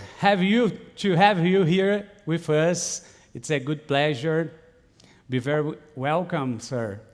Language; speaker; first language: English; non-native, learner; Portuguese